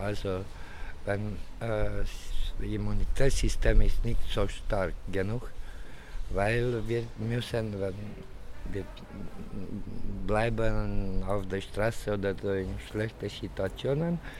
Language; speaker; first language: German; non-native, learner; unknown